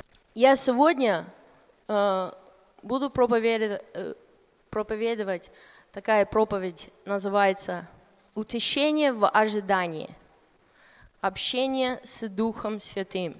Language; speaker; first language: Russian; non-native, fluent; English